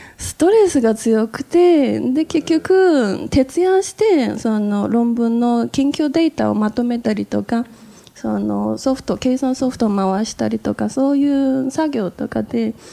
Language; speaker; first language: Japanese; non-native, fluent; Chinese